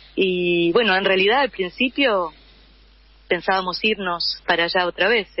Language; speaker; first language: Spanish; early bilingual, heritage; Spanish